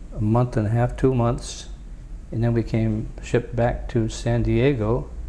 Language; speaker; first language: English; native; English